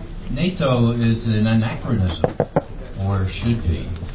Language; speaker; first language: English; native; English